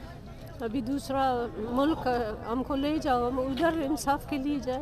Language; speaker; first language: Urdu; non-native, local second language; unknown